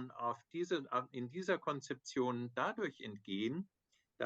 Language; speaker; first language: German; native; German